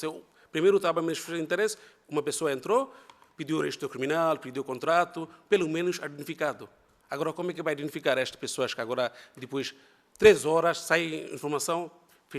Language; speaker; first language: Portuguese; non-native, learner; Bangla